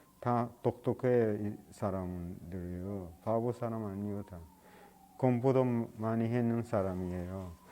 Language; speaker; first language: Korean; non-native, learner; Persian